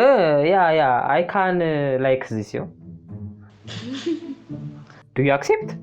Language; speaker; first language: English; non-native, learner; Amharic